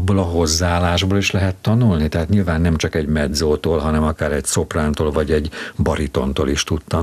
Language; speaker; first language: Hungarian; native; Hungarian